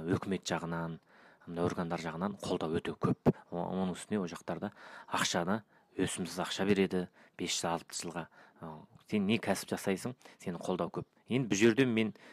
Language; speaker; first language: Kazakh; early bilingual, heritage; Kazakh